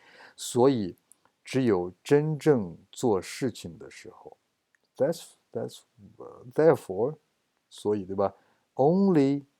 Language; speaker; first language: Chinese; non-native, fluent; English